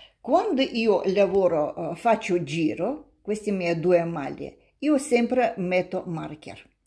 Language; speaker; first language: Italian; non-native, learner; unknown